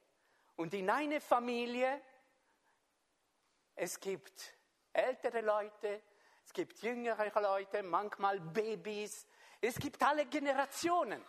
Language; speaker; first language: German; non-native, fluent; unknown